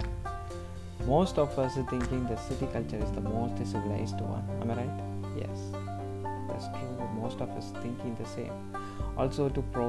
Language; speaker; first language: English; non-native, local second language; Tamil